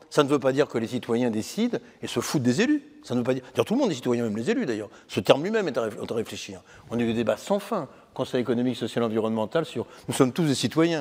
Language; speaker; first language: French; native; French